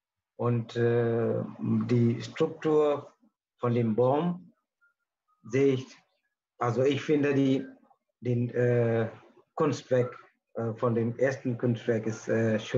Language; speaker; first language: German; non-native, learner; Tamil